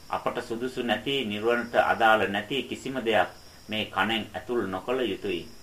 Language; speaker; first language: Sinhala; native; Sinhala